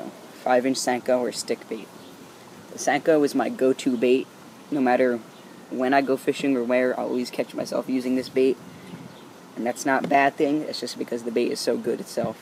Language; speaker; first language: English; native; English